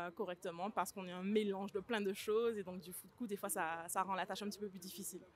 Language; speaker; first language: French; native; French